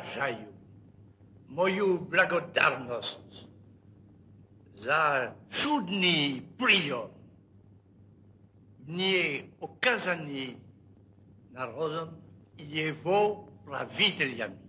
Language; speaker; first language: Russian; non-native, learner; French